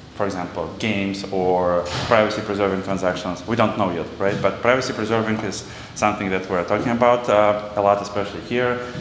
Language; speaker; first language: English; non-native, fluent; Russian